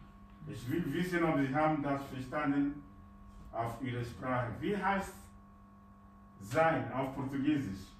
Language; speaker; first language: German; non-native, fluent; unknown